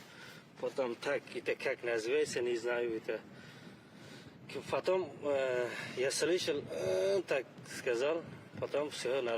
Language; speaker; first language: Russian; non-native, learner; Uzbek